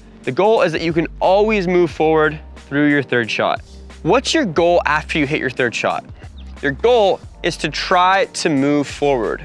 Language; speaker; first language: English; native; English